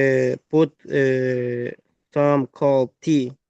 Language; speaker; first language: English; non-native, learner; Spanish